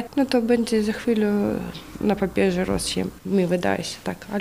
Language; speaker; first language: Polish; non-native, learner; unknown